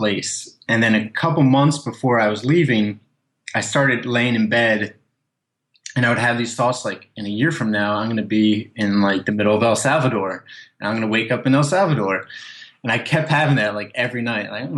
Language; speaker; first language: English; native; English